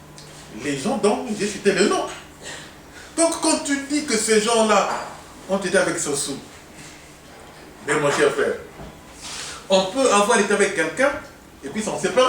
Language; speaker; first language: French; non-native, local second language; Lingala